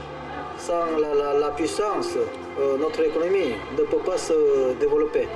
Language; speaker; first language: French; non-native, fluent; Korean